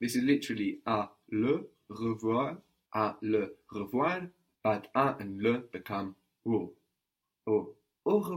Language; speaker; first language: French; non-native, fluent; English